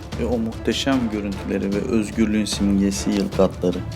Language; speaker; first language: Turkish; native; Turkish